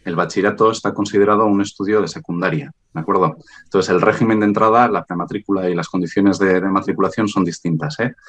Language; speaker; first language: Spanish; non-native, local second language; Basque